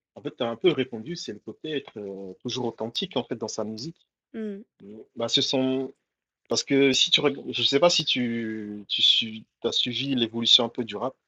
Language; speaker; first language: French; early bilingual, other home language; Comorian